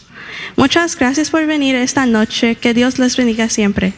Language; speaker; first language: Spanish; early bilingual, heritage; Spanish